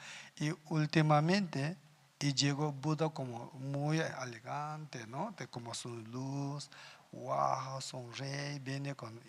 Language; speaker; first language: Spanish; non-native, learner; Tibetan